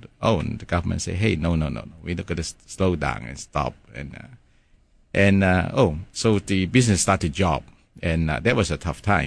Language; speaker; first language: English; non-native, local second language; Cantonese